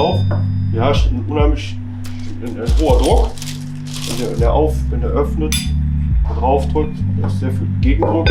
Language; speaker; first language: German; native; German